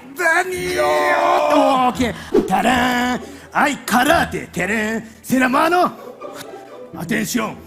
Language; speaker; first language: Spanish; non-native, learner; Japanese